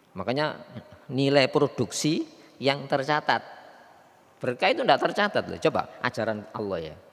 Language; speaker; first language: Indonesian; non-native, local second language; Javanese